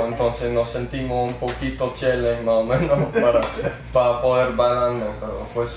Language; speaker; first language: Spanish; early bilingual, heritage; English